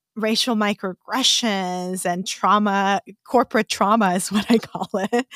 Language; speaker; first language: English; non-native, fluent; Korean